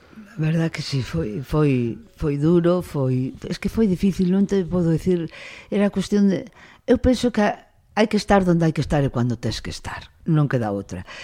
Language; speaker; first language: Galician; non-native, local second language; Spanish